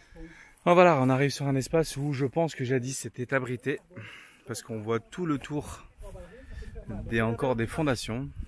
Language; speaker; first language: French; native; French